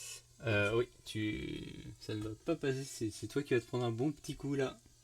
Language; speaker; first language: French; native; French